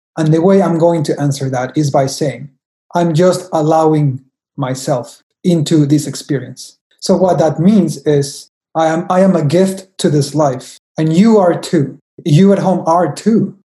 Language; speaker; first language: English; non-native, fluent; Spanish